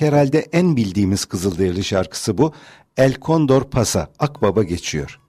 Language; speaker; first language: Turkish; native; Turkish